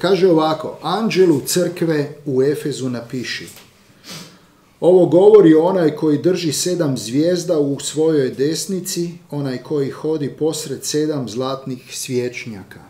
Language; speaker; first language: Croatian; native; Croatian